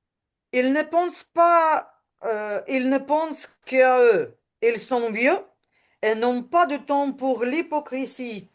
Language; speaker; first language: French; non-native, learner; Ukrainian